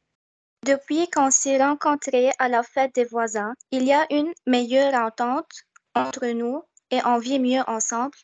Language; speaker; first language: French; non-native, learner; Arabic